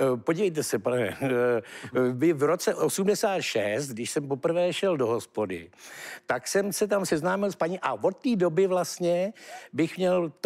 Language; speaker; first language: Czech; native; Czech